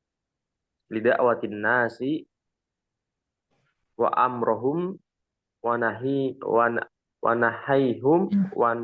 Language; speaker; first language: Arabic; non-native, learner; Indonesian